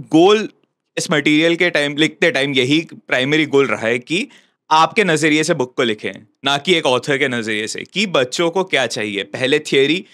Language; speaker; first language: Hindi; non-native, local second language; Bangla